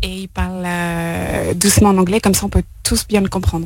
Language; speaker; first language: French; native; French